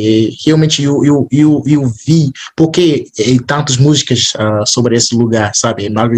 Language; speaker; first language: Portuguese; non-native, fluent; English